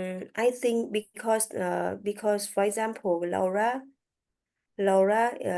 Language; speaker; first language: English; non-native, learner; French